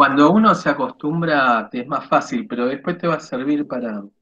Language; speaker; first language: Spanish; native; Spanish